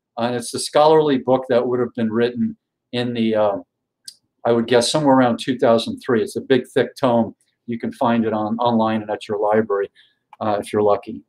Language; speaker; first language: English; native; English